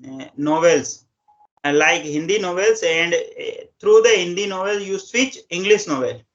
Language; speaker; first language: English; non-native, local second language; Hindi